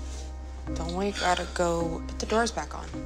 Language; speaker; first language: English; native; English